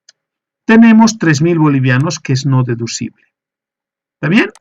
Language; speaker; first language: Spanish; native; Spanish